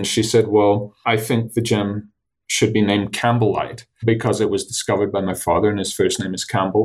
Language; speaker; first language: English; native; English